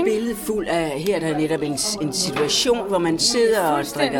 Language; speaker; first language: Danish; native; Danish